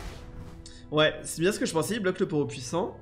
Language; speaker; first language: French; native; French